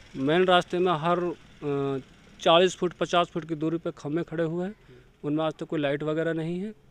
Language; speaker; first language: Hindi; native; Hindi